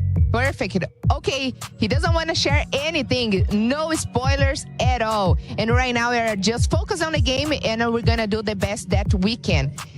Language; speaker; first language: English; non-native, fluent; Portuguese